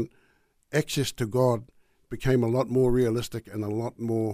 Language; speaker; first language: English; native; English